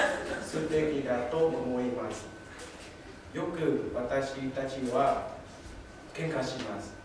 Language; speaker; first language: Japanese; non-native, learner; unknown